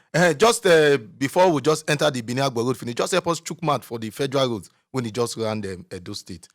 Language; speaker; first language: Nigerian Pidgin; native; Nigerian Pidgin